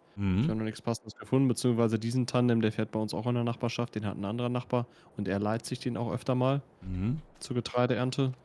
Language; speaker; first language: German; native; German